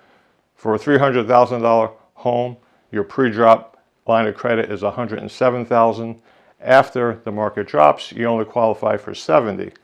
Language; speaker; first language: English; native; English